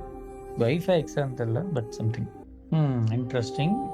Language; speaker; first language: Tamil; native; Tamil